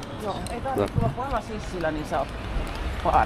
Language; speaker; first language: Finnish; native; Finnish